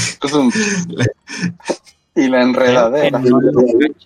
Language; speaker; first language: Spanish; native; Spanish